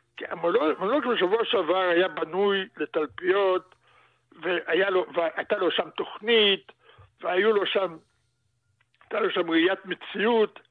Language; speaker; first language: Hebrew; early bilingual, other home language; Russian